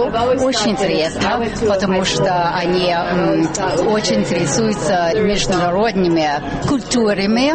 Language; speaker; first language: Russian; non-native, fluent; English